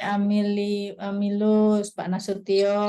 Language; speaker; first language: Malay; native; Malay